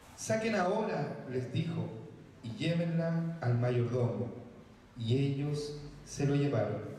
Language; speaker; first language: Spanish; native; Spanish